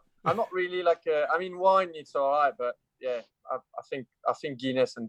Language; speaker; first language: English; non-native, fluent; French